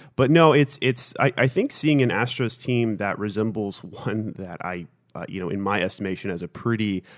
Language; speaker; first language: English; native; English